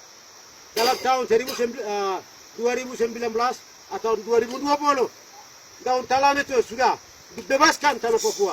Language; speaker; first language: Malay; non-native, local second language; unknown